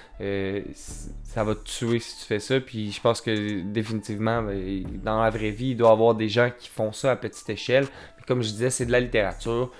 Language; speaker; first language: French; native; French